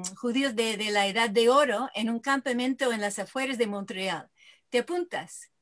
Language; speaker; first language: Spanish; non-native, fluent; English